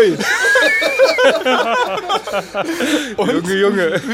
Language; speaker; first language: German; native; German